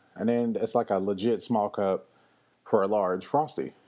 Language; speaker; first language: English; native; English